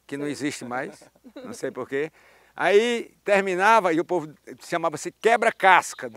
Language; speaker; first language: Portuguese; native; Portuguese